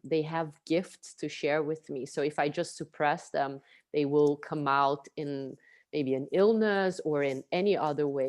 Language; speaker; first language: English; non-native, fluent; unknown